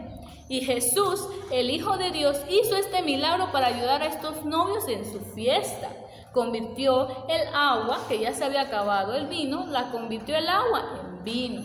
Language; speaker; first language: Spanish; native; Spanish